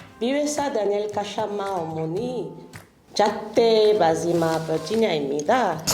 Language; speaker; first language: Korean; non-native, learner; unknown